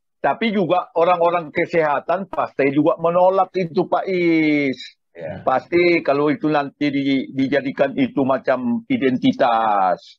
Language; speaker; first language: Indonesian; native; Indonesian